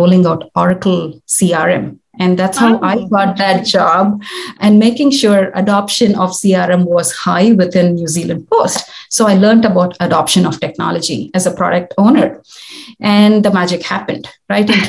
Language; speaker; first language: English; non-native, local second language; Tamil